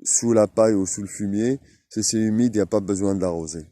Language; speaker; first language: French; non-native, local second language; Arabic